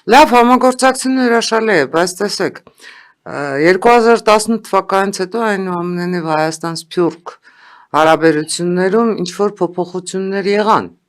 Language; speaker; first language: Armenian; native; Armenian